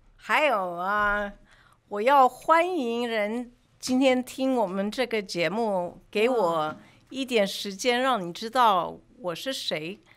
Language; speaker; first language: Chinese; early bilingual, other home language; English